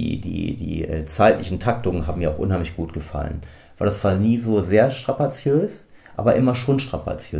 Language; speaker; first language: German; native; German